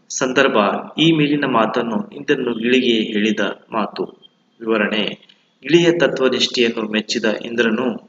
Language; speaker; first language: Kannada; native; Kannada